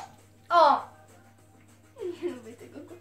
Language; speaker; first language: Polish; early bilingual, heritage; Polish